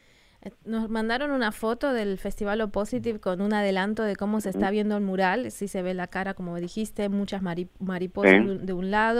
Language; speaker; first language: Spanish; native; Spanish